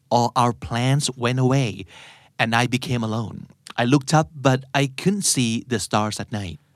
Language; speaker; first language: English; non-native, fluent; Thai